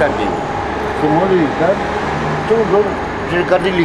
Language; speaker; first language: French; non-native, learner; Russian